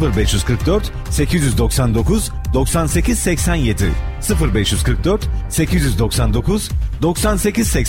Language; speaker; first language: Turkish; native; Turkish